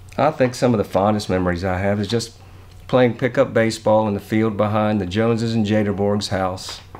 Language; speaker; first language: English; native; English